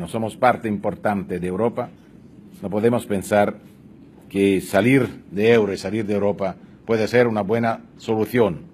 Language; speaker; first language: Spanish; non-native, fluent; Italian